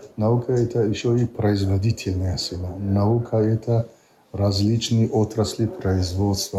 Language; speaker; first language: Russian; non-native, local second language; Tajik